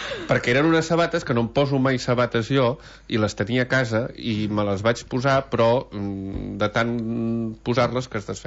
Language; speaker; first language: Catalan; native; Catalan